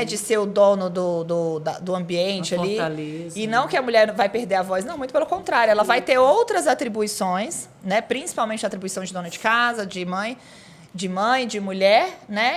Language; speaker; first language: Portuguese; native; Portuguese